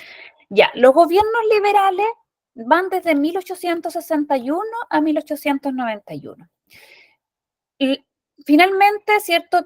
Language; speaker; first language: Spanish; native; Spanish